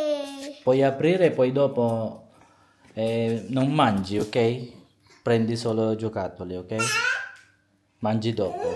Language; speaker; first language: Italian; non-native, learner; Filipino